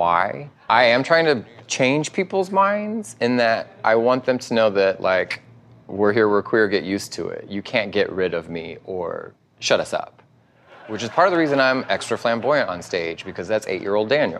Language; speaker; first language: English; native; English